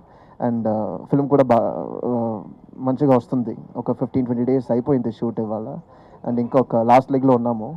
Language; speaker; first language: Telugu; non-native, learner; Tamil